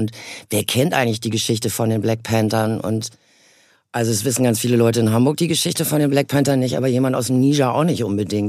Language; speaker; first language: German; native; German